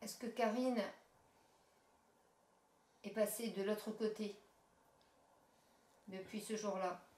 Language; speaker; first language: French; native; French